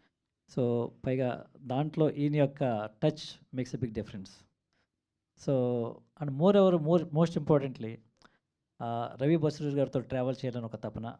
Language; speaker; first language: Telugu; native; Telugu